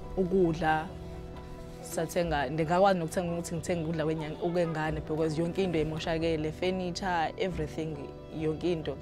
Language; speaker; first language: Zulu; non-native, local second language; Xhosa